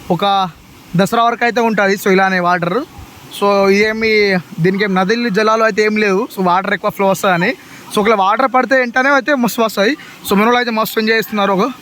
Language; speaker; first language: Telugu; native; Telugu